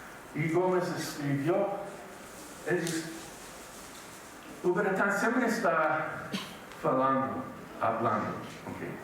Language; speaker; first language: Portuguese; non-native, fluent; English